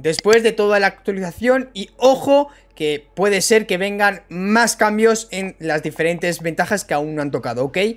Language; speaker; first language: Spanish; native; Spanish